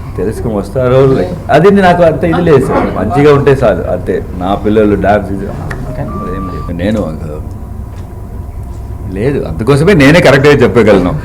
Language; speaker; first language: Telugu; non-native, learner; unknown